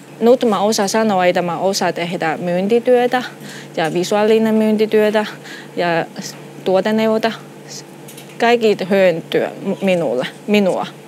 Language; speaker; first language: Finnish; non-native, learner; Chinese